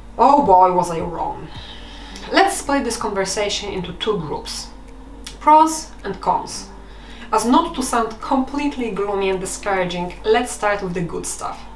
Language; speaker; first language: English; non-native, fluent; Polish